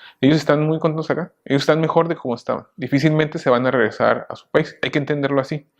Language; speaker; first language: Spanish; native; Spanish